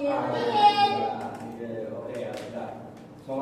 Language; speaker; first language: Indonesian; native; Indonesian